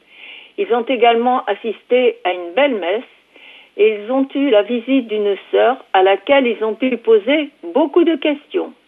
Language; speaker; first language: French; native; French